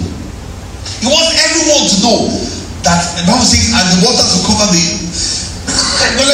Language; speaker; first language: English; non-native, local second language; Yoruba